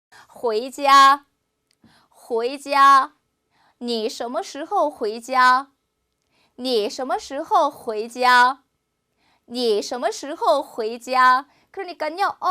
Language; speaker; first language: Chinese; non-native, fluent; Korean